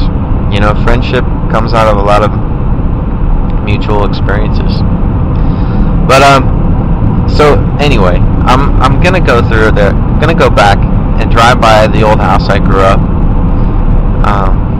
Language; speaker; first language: English; native; English